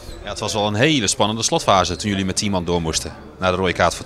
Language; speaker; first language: Dutch; native; Dutch